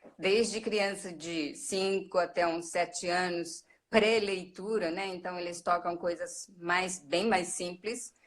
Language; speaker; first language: Portuguese; early bilingual, other home language; Japanese